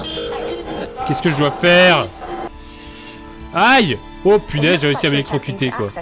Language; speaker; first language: French; native; French